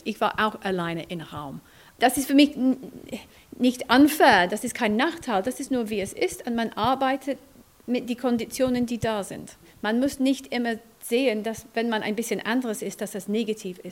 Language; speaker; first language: German; non-native, fluent; English